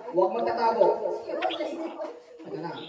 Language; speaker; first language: Filipino; native; Filipino